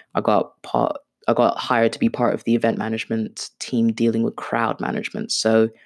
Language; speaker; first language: English; non-native, local second language; Swahili